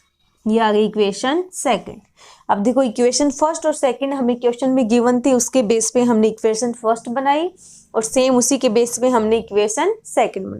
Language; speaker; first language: Hindi; native; Hindi